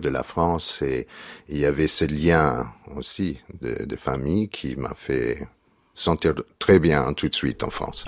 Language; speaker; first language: French; non-native, fluent; English